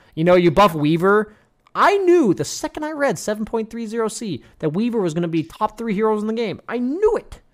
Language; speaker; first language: English; native; English